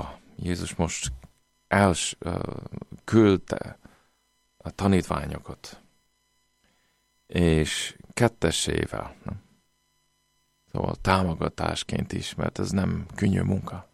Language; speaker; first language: Hungarian; non-native, fluent; English